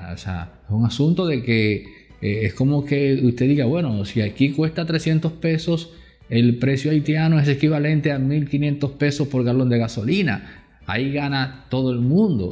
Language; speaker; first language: Spanish; native; Spanish